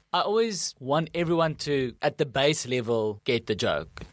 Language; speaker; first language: English; non-native, local second language; Afrikaans